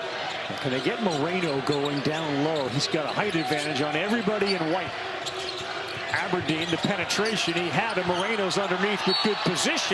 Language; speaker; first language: English; native; English